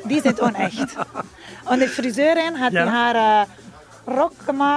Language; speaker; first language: German; non-native, learner; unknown